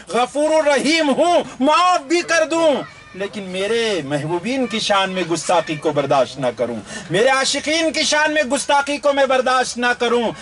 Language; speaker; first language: Urdu; native; Urdu